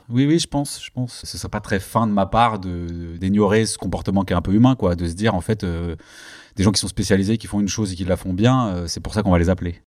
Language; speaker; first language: French; early bilingual, other home language; Turkish